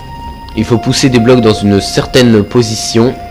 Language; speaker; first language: French; native; French